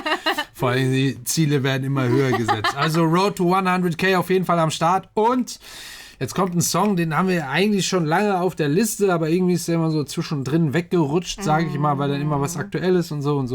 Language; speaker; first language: German; native; German